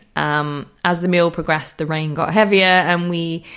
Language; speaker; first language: English; native; English